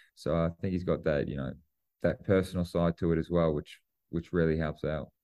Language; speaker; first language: English; native; English